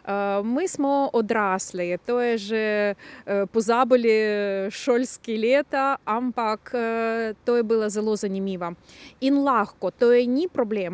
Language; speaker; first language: Slovenian; non-native, local second language; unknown